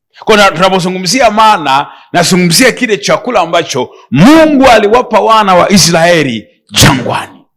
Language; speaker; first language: Swahili; native; Swahili